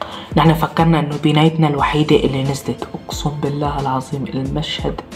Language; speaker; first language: Arabic; native; Arabic